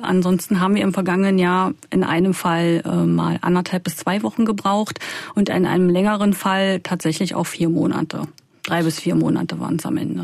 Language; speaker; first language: German; native; German